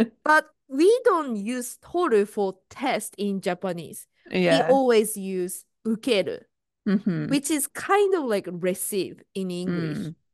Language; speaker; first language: English; non-native, fluent; Japanese